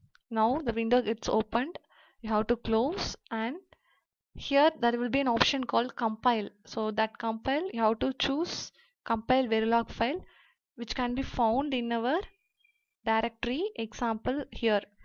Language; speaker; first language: English; non-native, local second language; Tamil